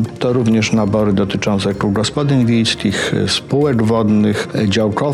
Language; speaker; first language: Polish; native; Polish